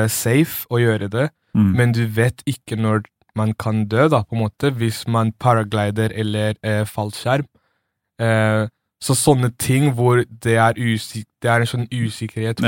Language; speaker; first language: Norwegian; early bilingual, other home language; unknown